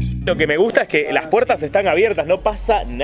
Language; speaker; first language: Spanish; native; Spanish